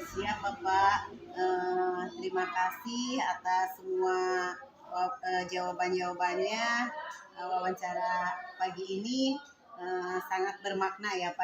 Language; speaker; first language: Indonesian; native; Indonesian